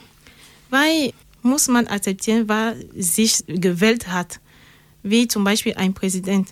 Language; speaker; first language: German; non-native, learner; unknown